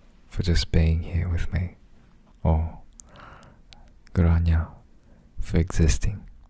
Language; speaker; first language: English; early bilingual, other home language; Korean